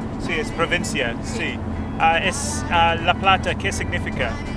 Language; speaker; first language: Spanish; non-native, learner; English